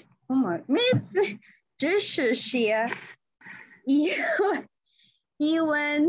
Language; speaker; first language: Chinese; non-native, learner; English